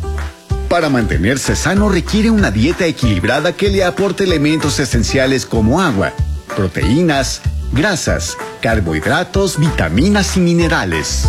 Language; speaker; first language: Spanish; native; Spanish